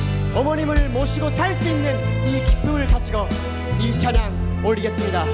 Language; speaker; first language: Korean; native; Korean